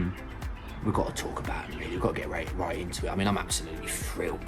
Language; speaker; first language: English; native; English